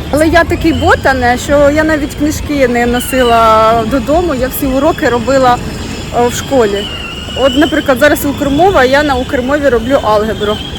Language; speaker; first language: Ukrainian; non-native, local second language; Russian